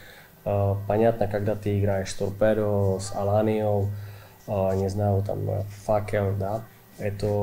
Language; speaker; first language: Russian; non-native, fluent; Czech